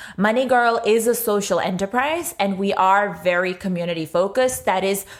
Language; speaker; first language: English; non-native, local second language; Urdu